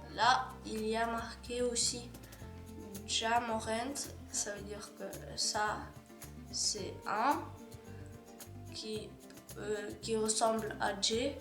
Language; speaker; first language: French; non-native, learner; Ukrainian